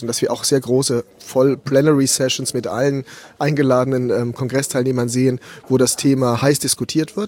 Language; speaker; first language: German; native; German